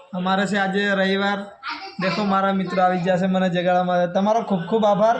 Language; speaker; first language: Gujarati; non-native, local second language; Bhili